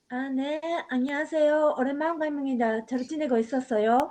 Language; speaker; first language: Korean; non-native, learner; Japanese